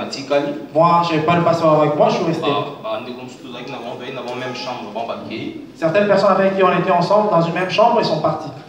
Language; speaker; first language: French; non-native, local second language; Lingala